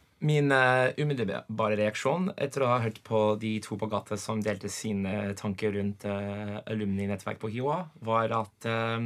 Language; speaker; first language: Norwegian; non-native, fluent; English